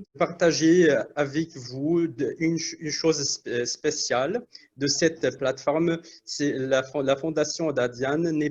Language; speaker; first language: French; non-native, learner; Arabic